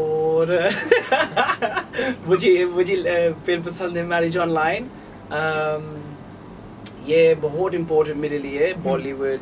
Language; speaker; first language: Hindi; non-native, learner; English